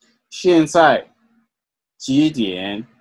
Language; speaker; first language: Chinese; non-native, learner; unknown